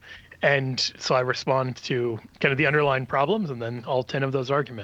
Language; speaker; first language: English; native; English